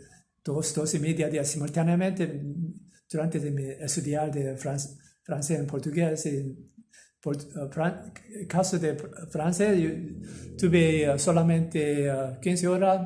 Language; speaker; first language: Spanish; non-native, learner; Korean